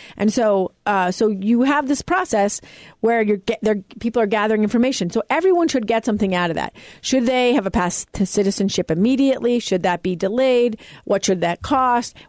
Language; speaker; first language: English; native; English